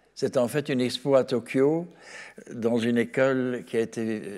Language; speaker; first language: French; native; French